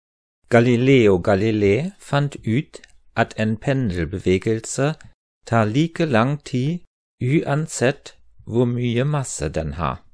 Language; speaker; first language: Norwegian; non-native, fluent; German